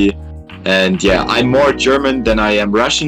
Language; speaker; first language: English; non-native, fluent; German